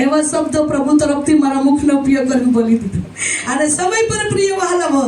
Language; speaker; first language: Gujarati; non-native, local second language; Gamit